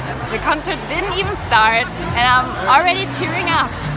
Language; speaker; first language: English; non-native, fluent; German